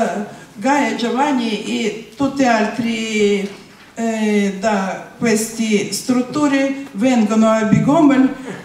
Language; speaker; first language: Italian; non-native, learner; Russian